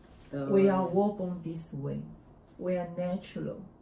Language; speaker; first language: English; non-native, learner; Chinese